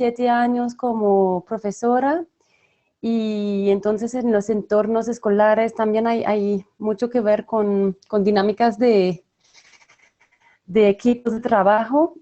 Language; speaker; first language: Spanish; non-native, fluent; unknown